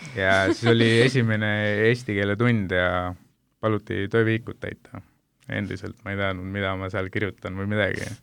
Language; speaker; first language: Estonian; early bilingual, other home language; Hindi